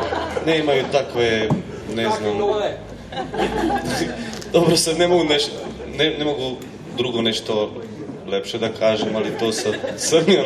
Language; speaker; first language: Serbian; non-native, local second language; Hungarian